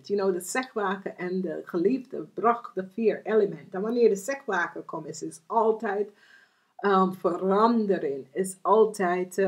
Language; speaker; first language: Dutch; non-native, learner; English